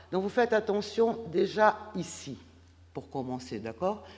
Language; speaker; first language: French; non-native, fluent; Portuguese